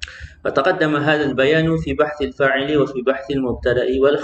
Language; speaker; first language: Arabic; non-native, fluent; Malay